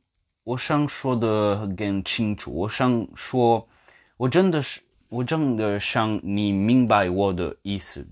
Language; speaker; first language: Chinese; non-native, fluent; English